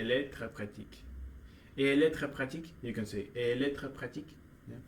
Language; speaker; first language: French; non-native, learner; Russian